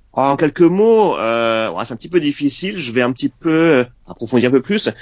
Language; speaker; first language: French; native; French